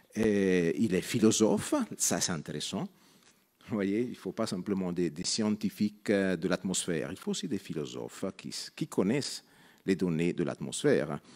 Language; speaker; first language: French; non-native, local second language; Italian